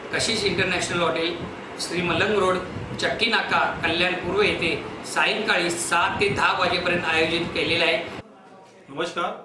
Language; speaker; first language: Marathi; native; Marathi